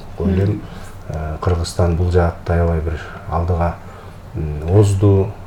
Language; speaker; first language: Kyrgyz; native; Kyrgyz